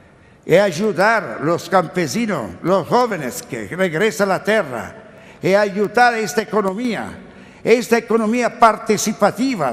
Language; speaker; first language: Spanish; non-native, learner; Italian